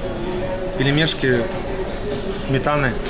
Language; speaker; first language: Russian; native; Russian